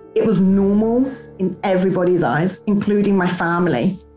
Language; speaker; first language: English; native; English